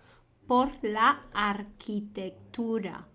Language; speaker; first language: Spanish; non-native, fluent; English